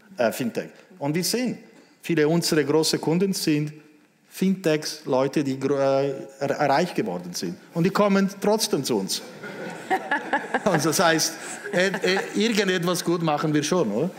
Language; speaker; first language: German; non-native, local second language; Italian